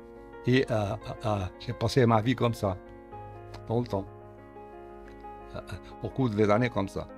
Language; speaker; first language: French; non-native, learner; Portuguese